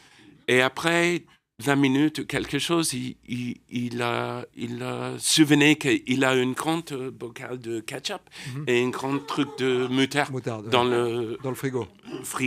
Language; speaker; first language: French; non-native, learner; English